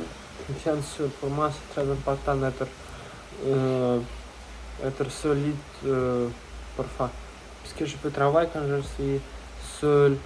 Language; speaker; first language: French; non-native, learner; Russian